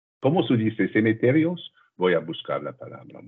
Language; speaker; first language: Spanish; non-native, learner; French